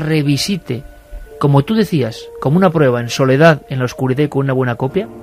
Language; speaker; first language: Spanish; native; Spanish